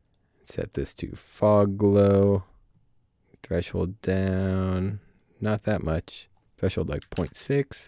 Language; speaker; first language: English; native; English